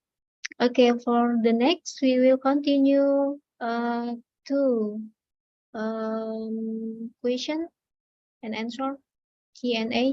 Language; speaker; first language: English; non-native, learner; Indonesian